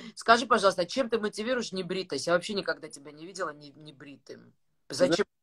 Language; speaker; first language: Russian; non-native, fluent; Georgian